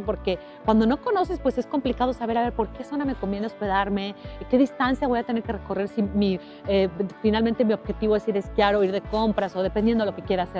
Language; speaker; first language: Spanish; native; Spanish